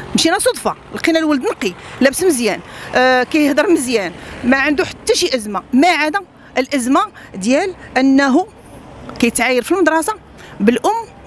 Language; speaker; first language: Arabic; native; Arabic